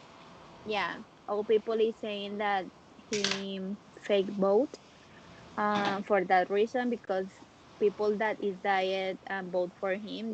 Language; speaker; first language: English; non-native, learner; Spanish